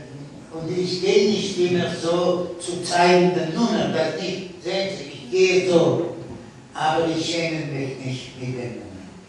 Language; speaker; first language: German; non-native, learner; Yiddish